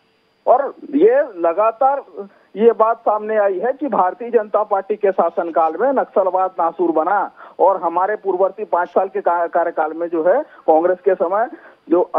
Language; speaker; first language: Hindi; native; Hindi